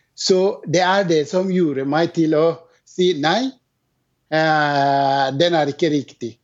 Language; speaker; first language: Norwegian; non-native, fluent; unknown